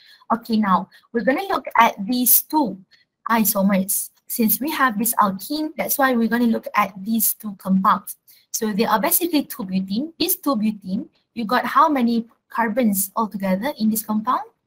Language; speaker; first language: English; non-native, local second language; Malay